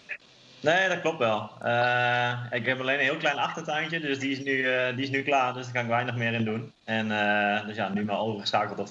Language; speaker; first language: Dutch; native; Dutch